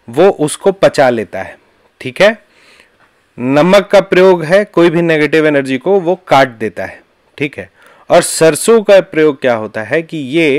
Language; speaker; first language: Hindi; native; Hindi